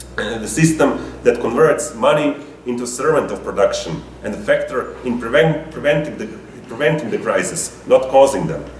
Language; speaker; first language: English; non-native, fluent; Croatian